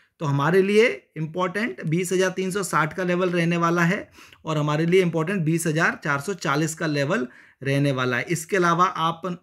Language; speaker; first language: Hindi; native; Hindi